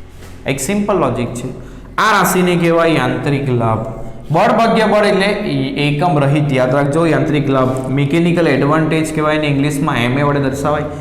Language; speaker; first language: Gujarati; native; Gujarati